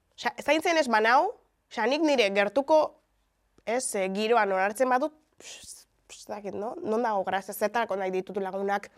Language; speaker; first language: Basque; early bilingual, other home language; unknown